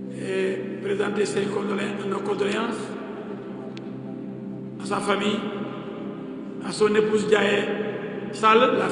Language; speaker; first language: French; non-native, local second language; Wolof